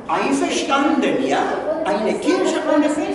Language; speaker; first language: German; non-native, learner; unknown